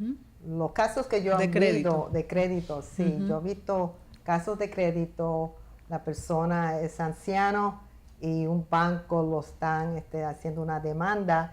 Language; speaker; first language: Spanish; early bilingual, heritage; Spanish